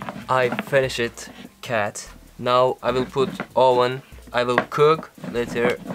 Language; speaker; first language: English; non-native, learner; Turkish